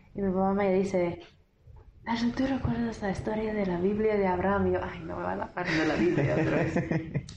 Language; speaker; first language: Spanish; non-native, fluent; English